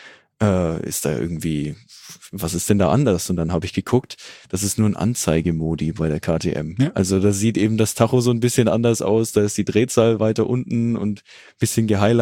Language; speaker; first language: German; native; German